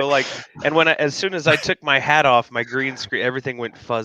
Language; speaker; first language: English; native; English